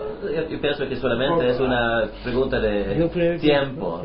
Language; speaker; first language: Spanish; non-native, learner; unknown